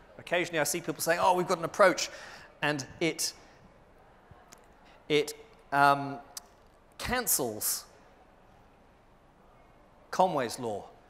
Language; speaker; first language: English; early bilingual, other home language; Portuguese